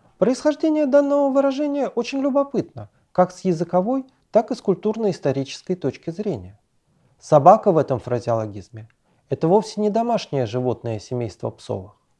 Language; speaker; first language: Russian; native; Russian